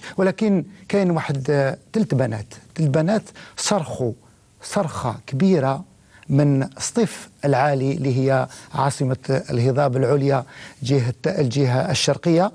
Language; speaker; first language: Arabic; native; Arabic